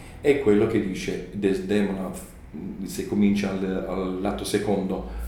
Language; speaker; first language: Italian; non-native, learner; English